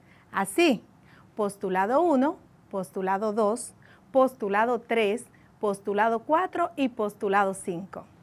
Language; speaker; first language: Spanish; native; Spanish